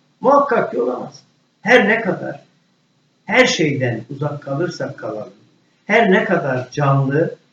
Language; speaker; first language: Turkish; native; Turkish